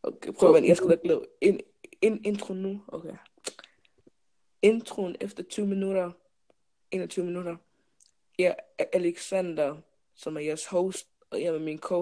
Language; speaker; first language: Danish; early bilingual, other home language; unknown